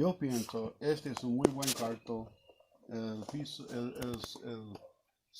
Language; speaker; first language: Spanish; non-native, learner; English